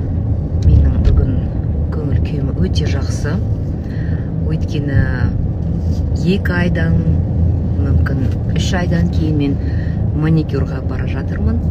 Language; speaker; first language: Kazakh; non-native, local second language; Russian